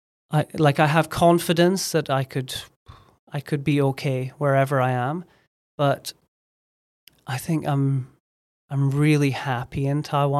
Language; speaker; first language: English; native; English